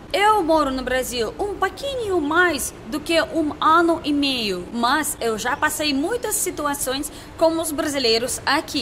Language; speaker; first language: Portuguese; non-native, learner; Russian